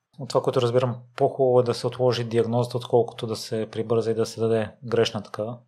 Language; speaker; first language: Bulgarian; native; Bulgarian